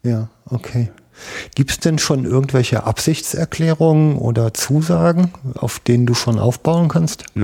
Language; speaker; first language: German; native; German